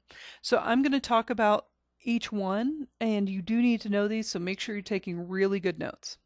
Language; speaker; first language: English; native; English